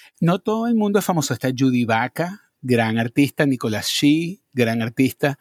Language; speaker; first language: Spanish; native; Spanish